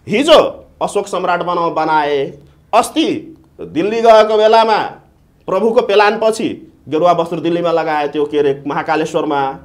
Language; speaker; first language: Nepali; non-native, local second language; Maithili